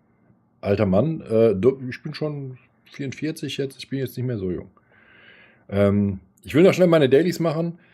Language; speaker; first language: German; native; German